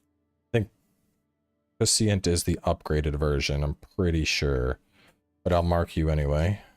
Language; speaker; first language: English; native; English